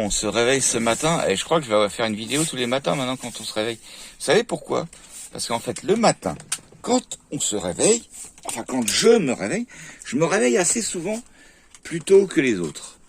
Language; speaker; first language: French; native; French